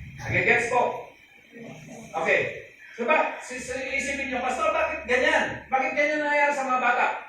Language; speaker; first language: Filipino; non-native, local second language; Hiligaynon